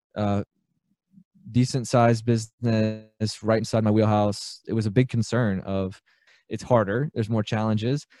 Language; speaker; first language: English; native; English